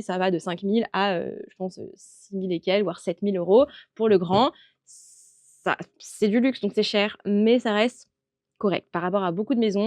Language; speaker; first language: French; native; French